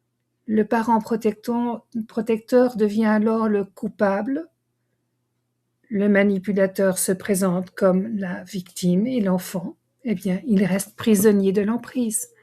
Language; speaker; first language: French; native; French